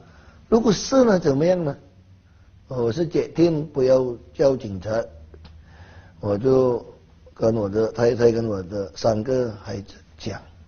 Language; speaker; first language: Chinese; non-native, learner; Hakka Chinese